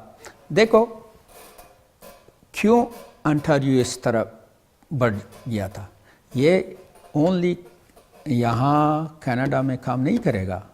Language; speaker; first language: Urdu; non-native, learner; Pashto